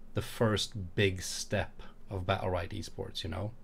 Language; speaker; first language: English; non-native, fluent; Swedish